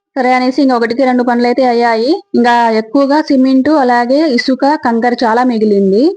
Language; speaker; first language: Telugu; native; Telugu